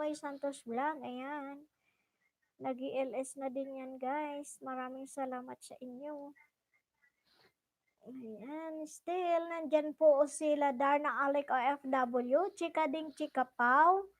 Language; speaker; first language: Filipino; non-native, local second language; Bikol